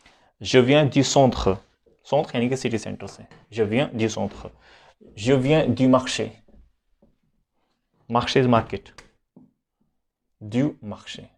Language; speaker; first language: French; non-native, fluent; Hindi